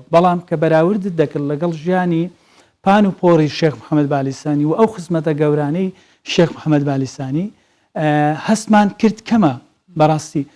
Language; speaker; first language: Central Kurdish; native; Central Kurdish